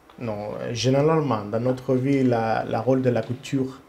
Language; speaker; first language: French; non-native, learner; Greek